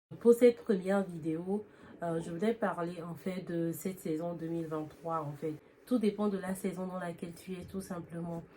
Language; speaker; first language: French; native; French